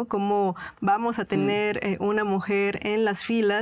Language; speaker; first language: Spanish; native; Spanish